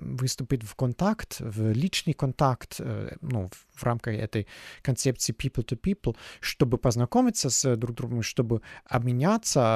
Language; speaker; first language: Russian; non-native, fluent; German